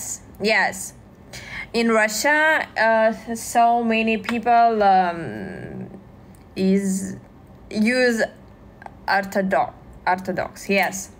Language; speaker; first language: English; non-native, learner; Russian